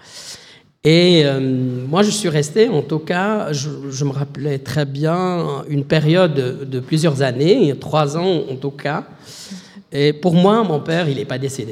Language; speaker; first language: French; non-native, local second language; Arabic